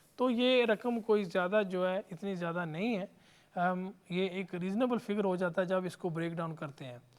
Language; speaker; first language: Urdu; native; Urdu